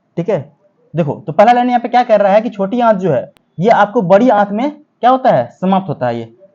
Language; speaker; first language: Hindi; native; Hindi